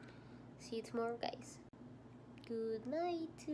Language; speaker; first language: English; non-native, local second language; Filipino